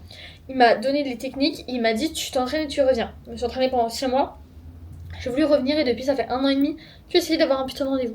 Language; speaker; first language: French; native; French